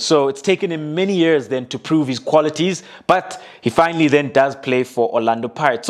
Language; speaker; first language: English; non-native, local second language; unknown